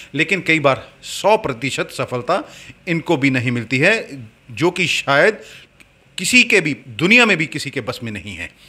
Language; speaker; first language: Hindi; native; Hindi